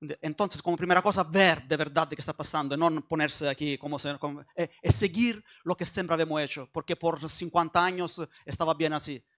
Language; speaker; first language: Spanish; non-native, learner; Italian